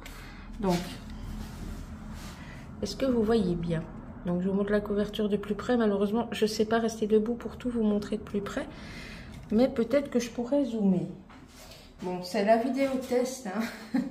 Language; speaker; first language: French; native; French